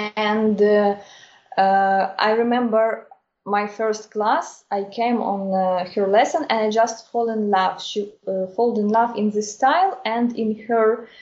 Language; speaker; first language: English; non-native, fluent; Ukrainian